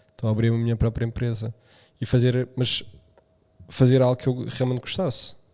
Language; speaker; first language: Portuguese; early bilingual, other home language; Romanian